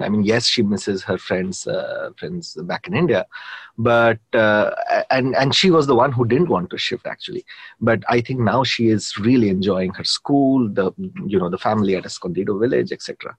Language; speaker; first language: English; non-native, local second language; Hindi